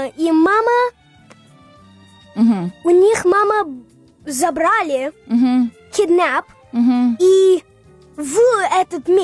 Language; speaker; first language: Russian; early bilingual, heritage; English